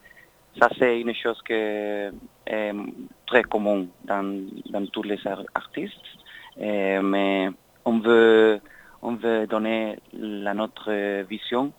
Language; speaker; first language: French; non-native, learner; Spanish